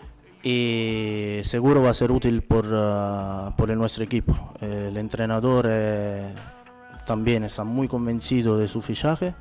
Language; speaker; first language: Spanish; non-native, fluent; Italian